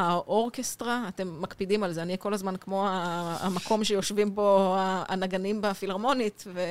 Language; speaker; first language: Hebrew; native; Hebrew